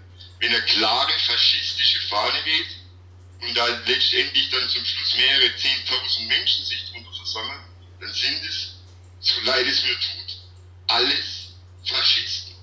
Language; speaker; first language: German; native; German